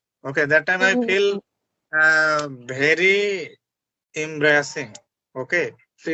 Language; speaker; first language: English; non-native, learner; Bangla